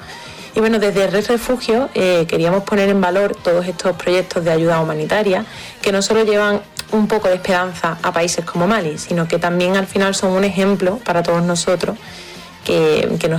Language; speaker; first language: Spanish; native; Spanish